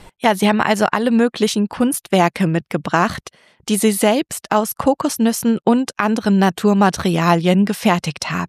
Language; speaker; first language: German; native; German